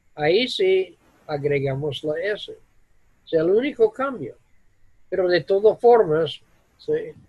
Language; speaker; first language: Spanish; non-native, fluent; English